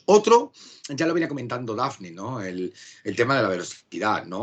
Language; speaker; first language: Spanish; native; Spanish